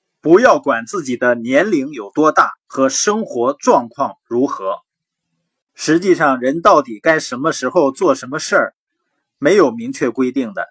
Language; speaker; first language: Chinese; native; Chinese